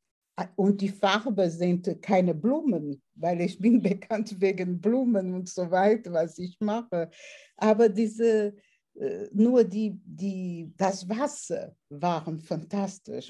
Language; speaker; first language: German; non-native, fluent; Portuguese